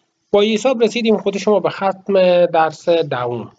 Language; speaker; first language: Persian; native; Persian